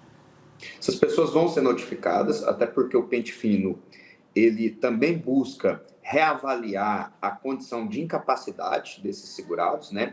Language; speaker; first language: Portuguese; native; Portuguese